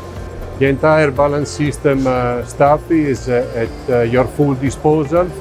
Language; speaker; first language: English; non-native, fluent; Italian